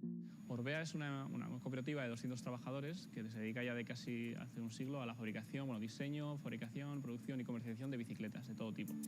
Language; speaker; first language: Spanish; native; Spanish